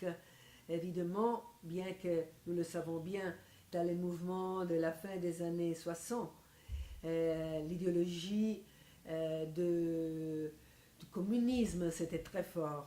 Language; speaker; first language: French; non-native, fluent; Italian